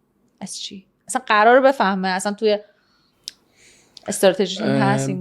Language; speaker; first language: Persian; native; Persian